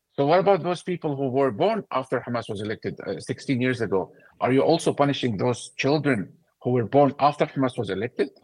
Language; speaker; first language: English; non-native, fluent; Arabic